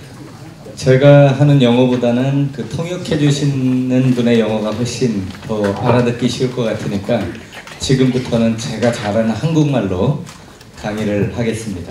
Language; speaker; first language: Korean; native; Korean